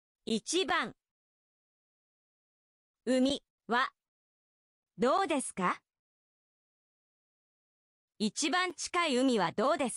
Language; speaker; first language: Japanese; non-native, learner; English